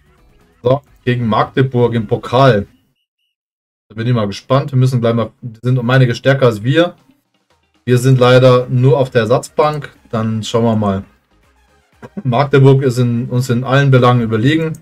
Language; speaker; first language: German; native; German